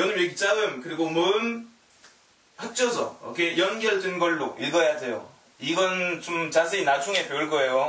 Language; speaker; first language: Korean; non-native, learner; French